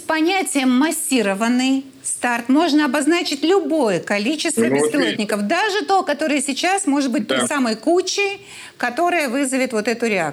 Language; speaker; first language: Russian; native; Russian